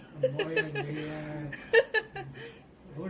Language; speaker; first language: Cantonese; non-native, fluent; Indonesian